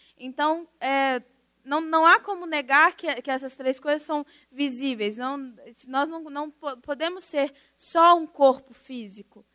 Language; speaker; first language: Portuguese; native; Portuguese